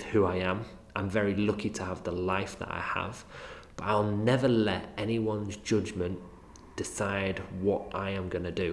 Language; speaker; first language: English; native; English